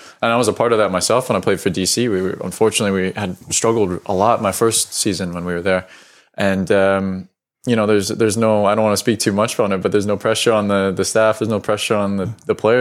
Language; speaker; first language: English; native; English